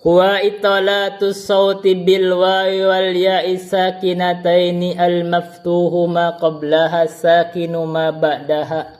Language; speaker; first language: Arabic; non-native, fluent; Indonesian